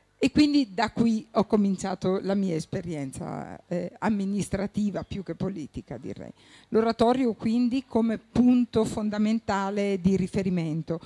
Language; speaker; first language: Italian; native; Italian